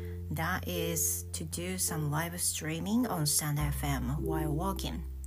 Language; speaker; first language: English; non-native, fluent; Japanese